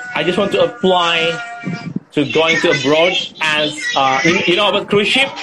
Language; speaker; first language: Indonesian; non-native, local second language; Sundanese